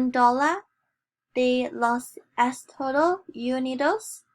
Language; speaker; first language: Spanish; non-native, learner; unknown